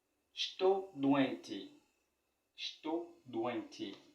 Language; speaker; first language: Portuguese; non-native, fluent; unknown